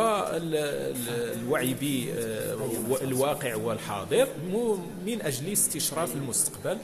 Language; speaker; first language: Arabic; native; Arabic